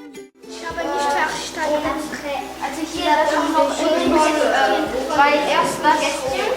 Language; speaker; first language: German; non-native, learner; French